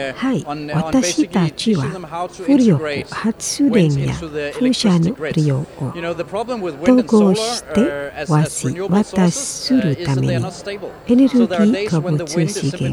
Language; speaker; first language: Japanese; non-native, fluent; Indonesian